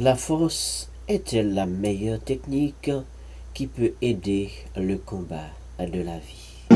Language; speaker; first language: French; non-native, learner; Haitian Creole